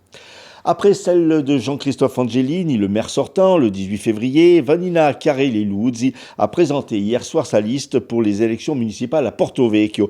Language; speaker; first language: French; native; French